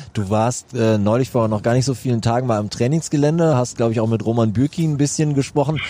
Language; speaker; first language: German; native; German